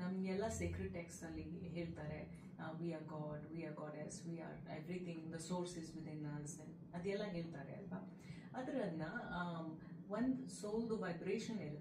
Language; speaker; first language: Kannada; non-native, local second language; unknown